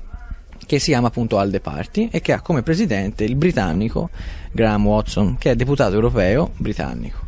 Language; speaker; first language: Italian; native; Italian